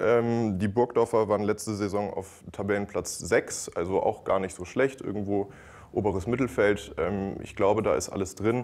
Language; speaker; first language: German; native; German